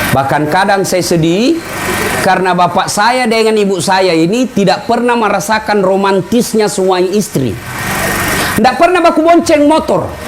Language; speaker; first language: Indonesian; non-native, local second language; Buginese